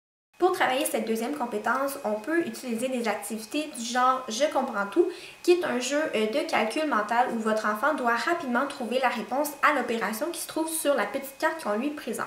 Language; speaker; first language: French; native; French